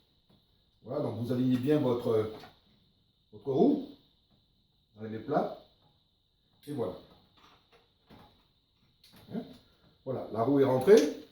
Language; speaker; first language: French; native; French